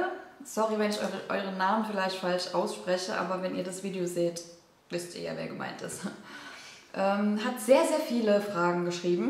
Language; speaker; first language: German; native; German